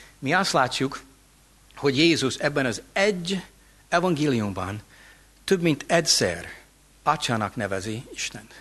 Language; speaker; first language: Hungarian; non-native, fluent; English